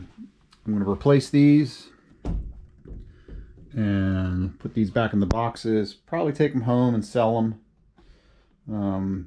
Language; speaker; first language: English; native; English